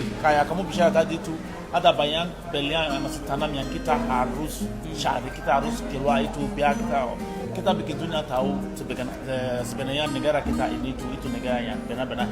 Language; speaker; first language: Indonesian; non-native, fluent; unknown